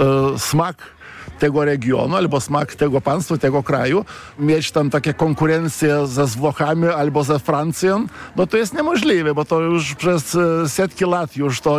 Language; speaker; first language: Polish; non-native, fluent; Lithuanian